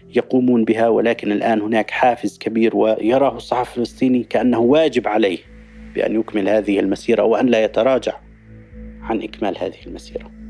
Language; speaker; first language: Arabic; native; Arabic